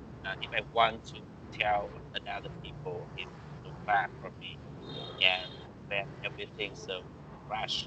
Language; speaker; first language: English; non-native, learner; Vietnamese